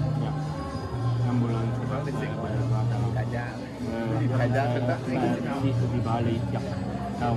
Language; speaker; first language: Indonesian; non-native, learner; German